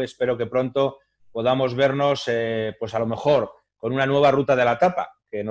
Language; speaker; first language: Spanish; native; Spanish